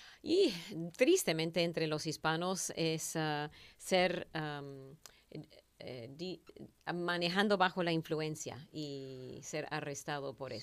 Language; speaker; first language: Spanish; native; Spanish